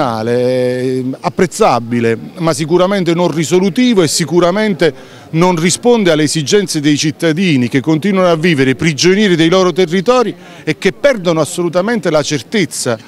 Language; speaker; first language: Italian; native; Italian